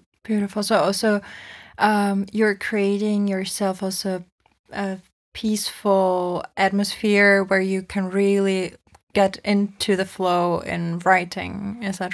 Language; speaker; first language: English; non-native, fluent; German